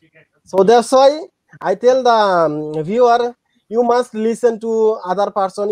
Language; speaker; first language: English; non-native, learner; Bangla